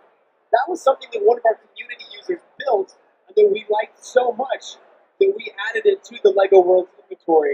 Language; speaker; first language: English; native; English